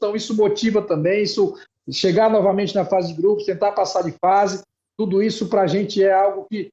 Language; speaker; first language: Portuguese; native; Portuguese